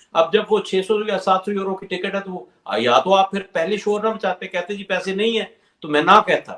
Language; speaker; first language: Urdu; non-native, local second language; Punjabi